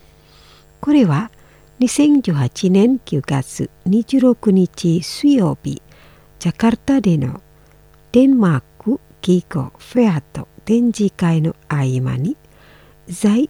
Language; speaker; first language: Japanese; non-native, fluent; Indonesian